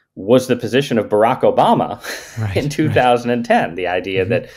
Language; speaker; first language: English; native; English